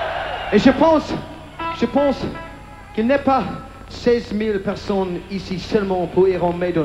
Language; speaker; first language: French; non-native, learner; English